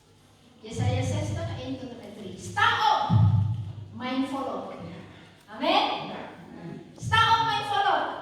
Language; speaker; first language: Dutch; non-native, fluent; Indonesian